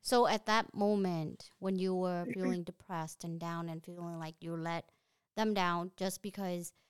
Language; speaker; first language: English; early bilingual, other home language; Vietnamese